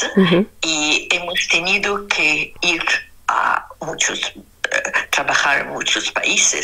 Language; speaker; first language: Spanish; non-native, fluent; Arabic